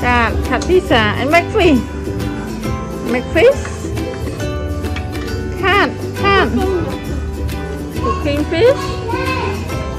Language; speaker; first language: English; non-native, learner; Khmer